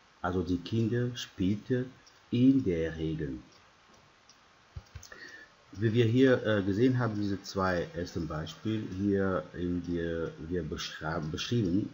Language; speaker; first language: German; non-native, fluent; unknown